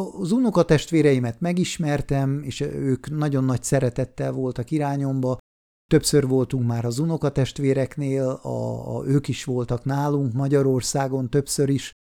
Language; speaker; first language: Hungarian; non-native, fluent; Swiss German